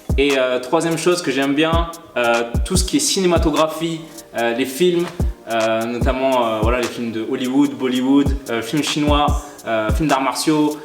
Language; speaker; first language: French; early bilingual, other home language; Malagasy